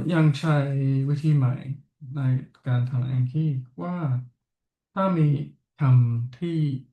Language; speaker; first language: Thai; non-native, learner; English